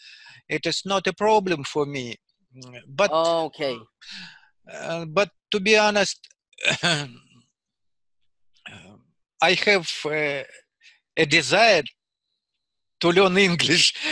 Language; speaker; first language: English; non-native, learner; Russian